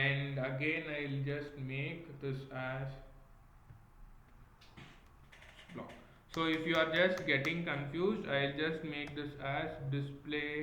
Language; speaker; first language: English; non-native, local second language; Kannada